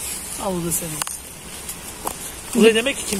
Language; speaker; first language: Turkish; native; Turkish